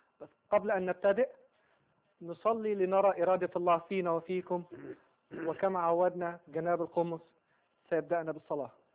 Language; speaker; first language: Arabic; native; Arabic